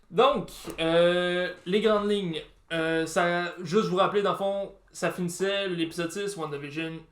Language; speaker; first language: French; native; French